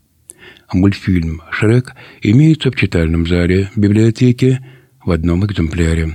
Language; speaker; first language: Russian; native; Russian